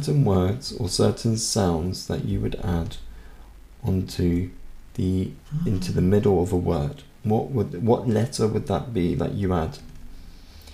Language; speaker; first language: English; non-native, local second language; Hungarian